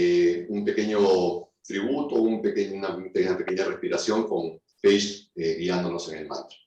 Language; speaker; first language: Spanish; native; Spanish